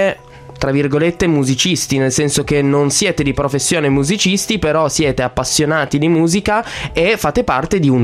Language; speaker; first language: Italian; native; Italian